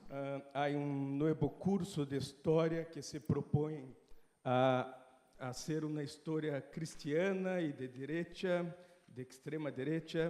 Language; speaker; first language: Spanish; non-native, fluent; Portuguese